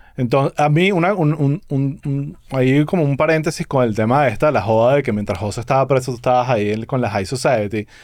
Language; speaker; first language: Spanish; native; Spanish